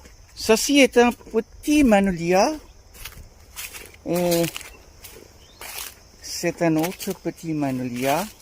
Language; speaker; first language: French; non-native, fluent; Bangla